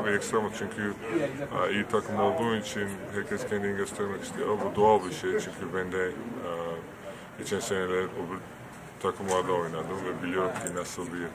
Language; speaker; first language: Turkish; non-native, fluent; Georgian